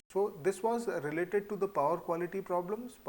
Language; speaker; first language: English; non-native, local second language; Hindi